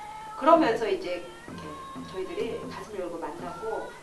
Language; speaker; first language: Korean; native; Korean